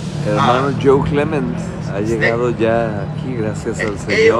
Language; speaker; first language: Spanish; native; Spanish